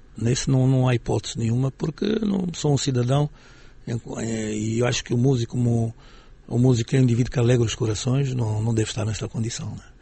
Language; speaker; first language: Portuguese; native; Portuguese